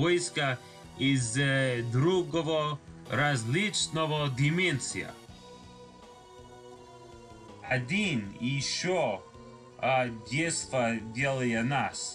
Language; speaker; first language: Russian; non-native, learner; English